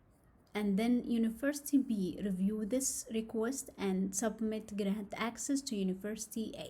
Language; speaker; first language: English; non-native, learner; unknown